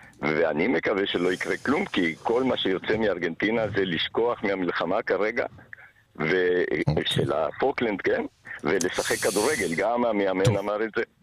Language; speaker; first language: Hebrew; non-native, fluent; Spanish